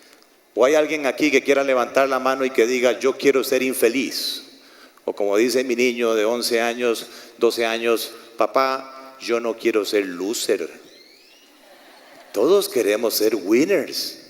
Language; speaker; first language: Spanish; native; Spanish